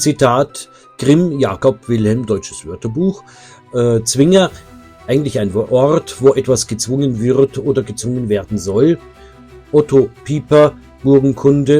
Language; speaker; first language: German; native; German